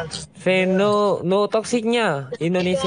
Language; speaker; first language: English; non-native, learner; Vietnamese